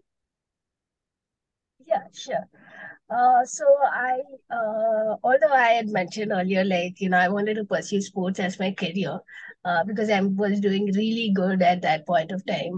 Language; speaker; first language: English; non-native, local second language; Tamil